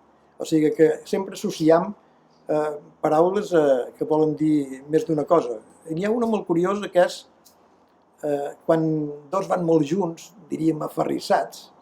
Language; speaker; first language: Catalan; native; Catalan